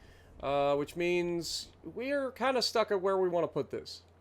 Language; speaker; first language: English; native; English